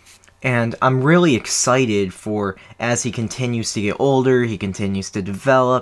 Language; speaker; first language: English; native; English